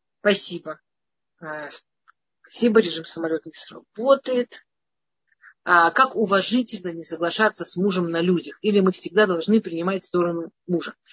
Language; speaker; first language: Russian; early bilingual, heritage; Russian